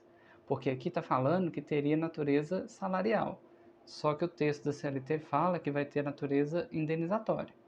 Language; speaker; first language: Portuguese; native; Portuguese